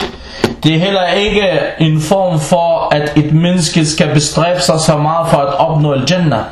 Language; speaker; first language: Danish; non-native, fluent; Arabic